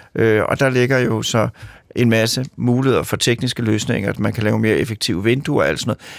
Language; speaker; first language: Danish; native; Danish